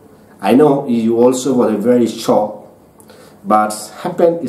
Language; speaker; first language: English; non-native, learner; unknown